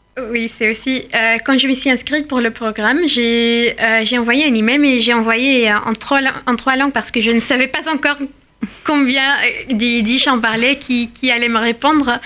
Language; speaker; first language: French; non-native, fluent; Irish